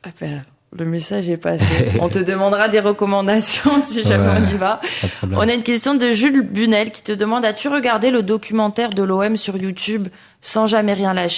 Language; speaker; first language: French; native; French